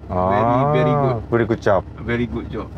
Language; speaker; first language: English; non-native, learner; Malay